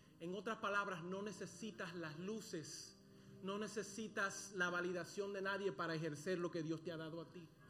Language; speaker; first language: Spanish; early bilingual, other home language; English